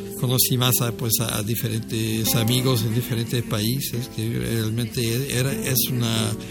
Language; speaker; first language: Spanish; non-native, fluent; English